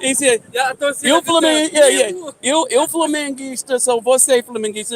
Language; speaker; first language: Portuguese; non-native, learner; English